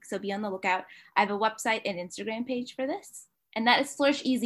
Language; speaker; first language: English; native; English